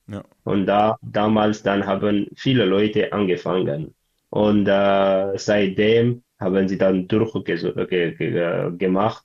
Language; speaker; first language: German; non-native, learner; Tigrinya